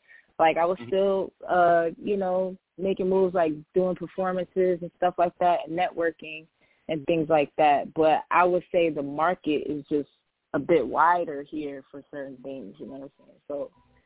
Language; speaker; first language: English; native; English